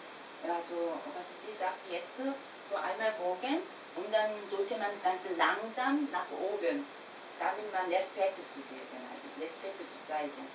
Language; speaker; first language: German; non-native, learner; Korean